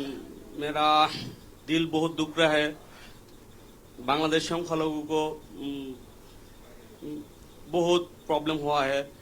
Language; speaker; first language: Hindi; non-native, learner; Bangla